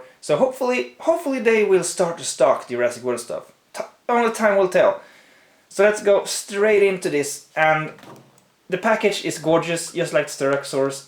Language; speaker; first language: English; non-native, fluent; Swedish